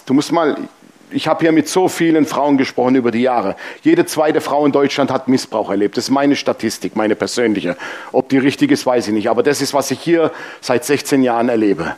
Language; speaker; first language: German; native; German